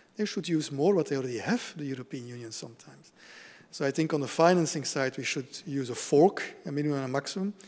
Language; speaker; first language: English; non-native, fluent; Dutch